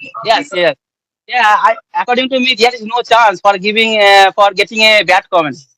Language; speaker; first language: English; non-native, learner; Bangla